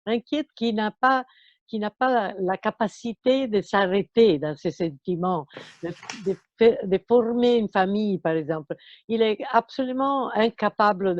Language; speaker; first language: French; non-native, fluent; Italian